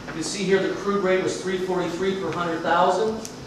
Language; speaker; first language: English; native; English